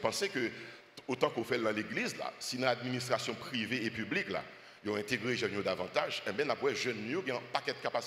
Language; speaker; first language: French; non-native, local second language; Haitian Creole